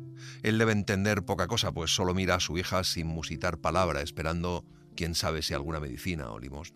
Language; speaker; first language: Spanish; native; Spanish